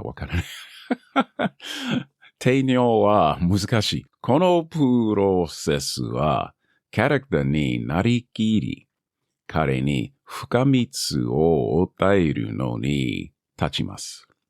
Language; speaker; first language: Japanese; non-native, learner; English